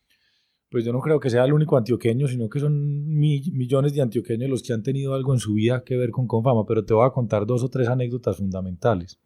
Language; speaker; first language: Spanish; native; Spanish